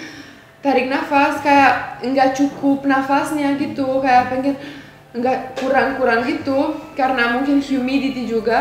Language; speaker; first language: Indonesian; non-native, fluent; Romanian